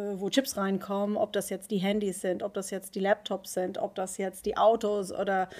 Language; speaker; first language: German; non-native, fluent; Dutch